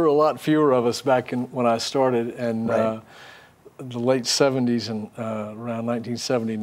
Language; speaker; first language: English; native; English